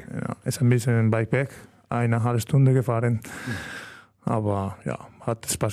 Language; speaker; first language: German; non-native, learner; Spanish